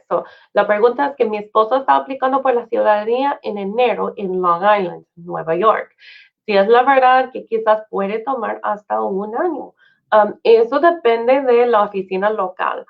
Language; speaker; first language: Spanish; non-native, fluent; English